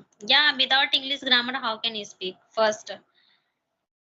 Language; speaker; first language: English; non-native, learner; Hindi